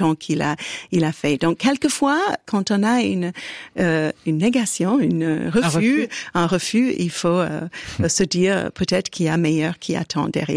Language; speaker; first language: French; non-native, fluent; English